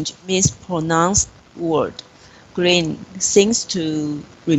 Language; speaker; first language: English; non-native, learner; Chinese